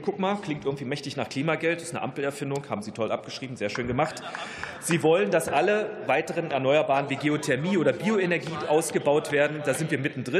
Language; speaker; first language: German; native; German